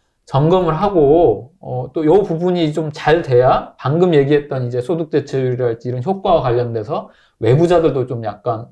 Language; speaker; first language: Korean; native; Korean